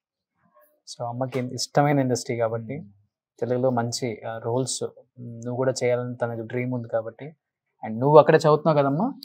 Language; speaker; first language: Telugu; native; Telugu